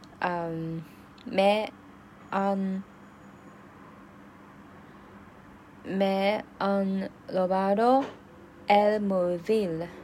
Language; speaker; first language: Spanish; non-native, learner; Chinese